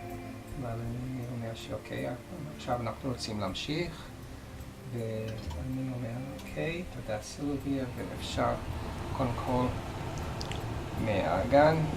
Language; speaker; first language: Hebrew; non-native, fluent; English